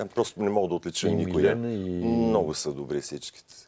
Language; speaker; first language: Bulgarian; native; Bulgarian